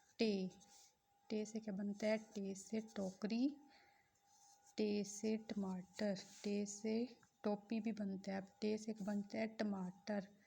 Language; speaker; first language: Urdu; non-native, local second language; Punjabi